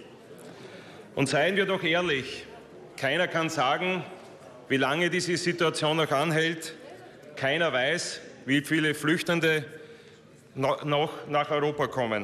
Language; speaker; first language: German; native; German